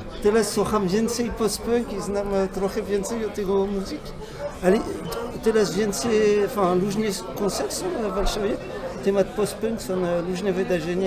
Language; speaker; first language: Polish; non-native, learner; French